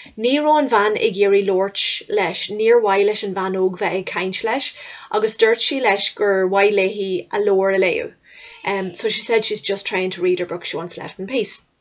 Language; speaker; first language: Irish; native; Irish